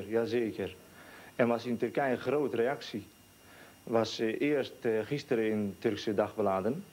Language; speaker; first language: Dutch; non-native, learner; Turkish